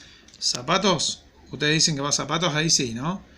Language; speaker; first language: Spanish; native; Spanish